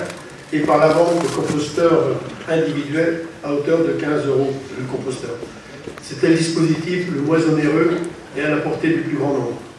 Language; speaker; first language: French; native; French